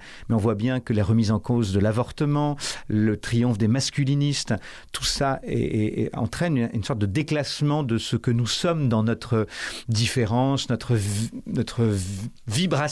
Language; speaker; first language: French; native; French